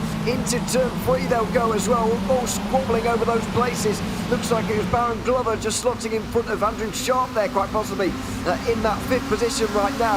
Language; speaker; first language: English; native; English